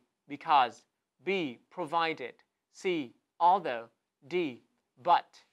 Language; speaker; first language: English; non-native, fluent; Vietnamese